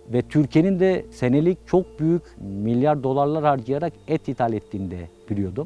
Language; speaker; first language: Turkish; early bilingual, heritage; Turkish